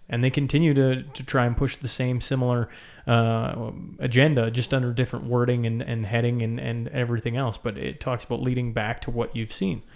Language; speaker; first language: English; native; English